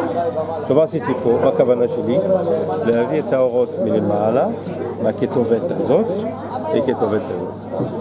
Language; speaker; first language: Hebrew; non-native, fluent; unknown